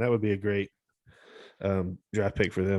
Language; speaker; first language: English; native; English